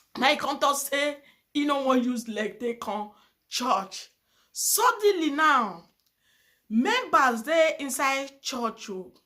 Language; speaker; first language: Nigerian Pidgin; native; Nigerian Pidgin